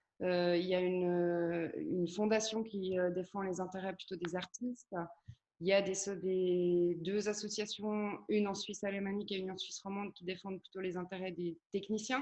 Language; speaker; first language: French; native; French